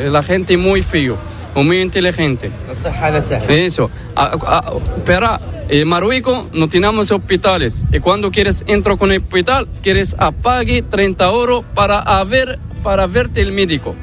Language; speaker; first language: Spanish; non-native, learner; Arabic